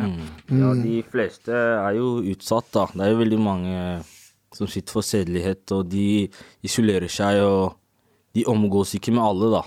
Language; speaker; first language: Norwegian; native; Norwegian